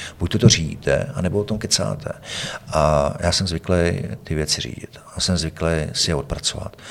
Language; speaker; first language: Czech; native; Czech